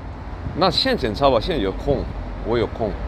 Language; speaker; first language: Chinese; non-native, learner; Korean